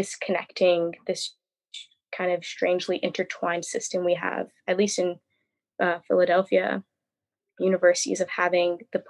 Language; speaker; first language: English; native; English